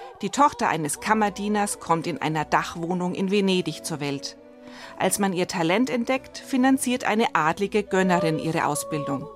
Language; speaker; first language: German; native; German